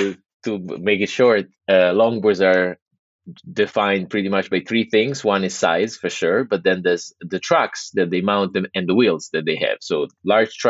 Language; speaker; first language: English; non-native, fluent; Italian